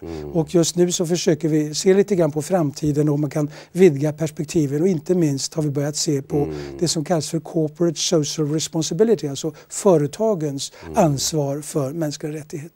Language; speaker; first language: Swedish; native; Swedish